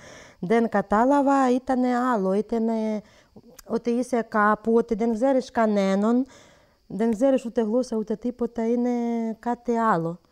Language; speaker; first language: Greek; non-native, learner; Ukrainian